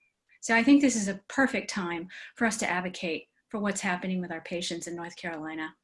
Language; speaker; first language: English; native; English